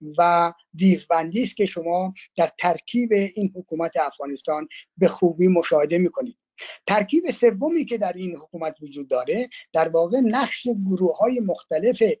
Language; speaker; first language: Persian; native; Persian